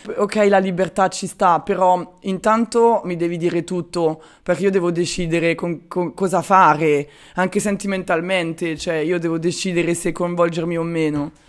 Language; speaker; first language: Italian; non-native, fluent; French